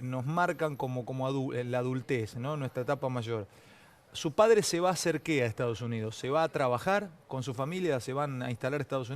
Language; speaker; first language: Spanish; native; Spanish